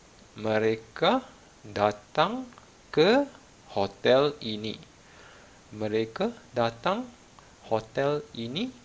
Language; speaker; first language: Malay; non-native, fluent; Malayalam